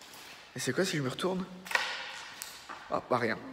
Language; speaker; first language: French; native; French